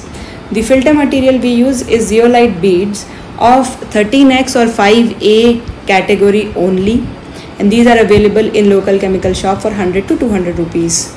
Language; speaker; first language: English; non-native, local second language; Hindi